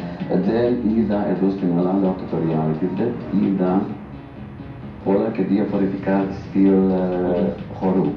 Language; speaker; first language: Greek; non-native, fluent; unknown